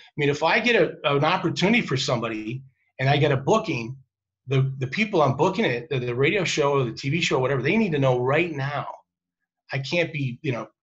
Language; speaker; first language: English; native; English